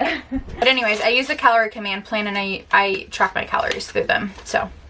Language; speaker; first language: English; native; English